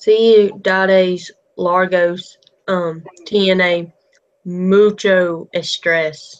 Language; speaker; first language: Spanish; non-native, learner; English